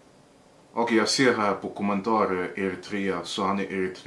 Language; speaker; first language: Swedish; early bilingual, other home language; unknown